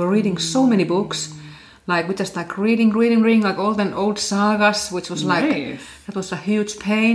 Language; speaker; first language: English; non-native, fluent; Finnish